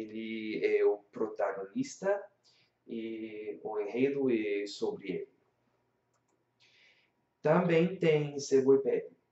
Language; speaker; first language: Portuguese; non-native, learner; English